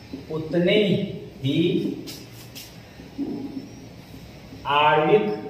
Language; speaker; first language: Hindi; native; Hindi